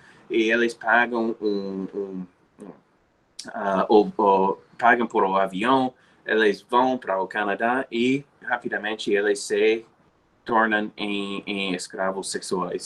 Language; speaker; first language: Portuguese; non-native, fluent; English